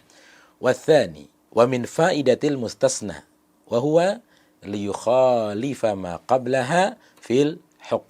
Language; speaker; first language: Arabic; non-native, fluent; Indonesian